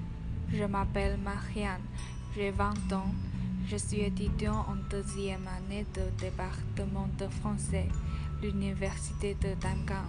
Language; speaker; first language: French; non-native, learner; Chinese